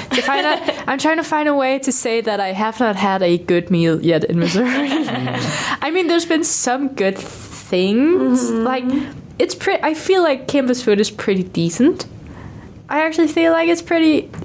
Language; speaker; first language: English; non-native, fluent; Danish